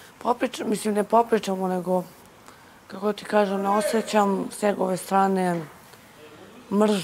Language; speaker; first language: Serbian; native; Serbian